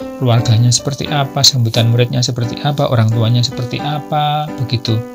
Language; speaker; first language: Indonesian; non-native, local second language; Javanese